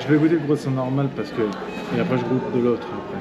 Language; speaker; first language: French; native; French